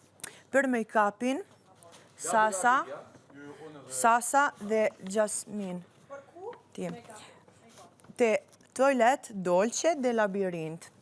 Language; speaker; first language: Albanian; non-native, learner; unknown